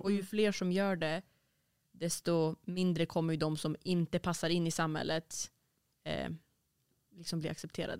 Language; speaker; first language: Swedish; native; Swedish